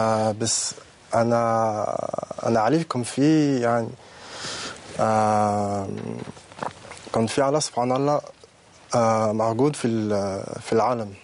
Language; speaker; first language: Arabic; non-native, learner; French